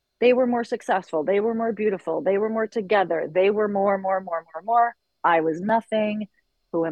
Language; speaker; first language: English; native; English